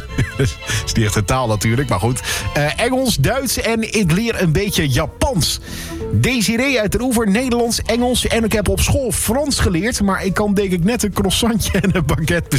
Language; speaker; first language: Dutch; native; Dutch